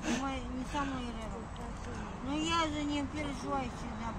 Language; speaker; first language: Russian; non-native, learner; Kyrgyz